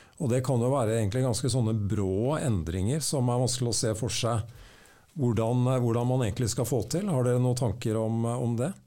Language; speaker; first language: Norwegian; native; Norwegian